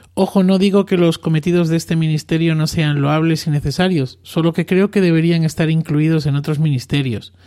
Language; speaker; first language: Spanish; native; Spanish